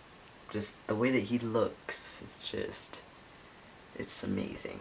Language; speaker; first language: English; native; English